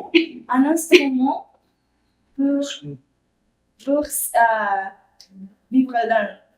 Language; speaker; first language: French; non-native, learner; Spanish